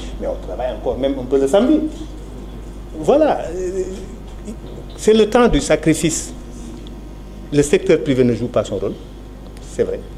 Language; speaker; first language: French; non-native, local second language; Wolof